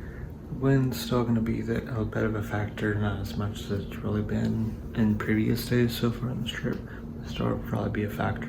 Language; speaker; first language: English; native; English